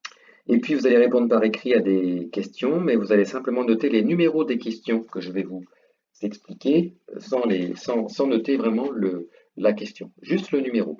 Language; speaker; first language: French; native; French